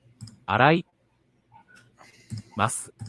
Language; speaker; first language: Japanese; non-native, learner; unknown